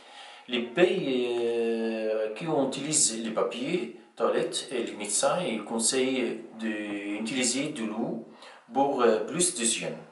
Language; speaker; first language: French; non-native, fluent; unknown